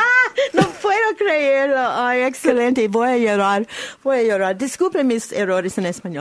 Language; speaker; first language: Spanish; non-native, learner; English